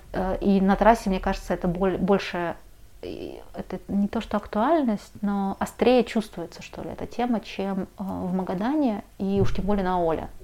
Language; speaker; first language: Russian; native; Russian